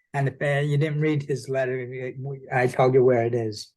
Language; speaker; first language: English; native; English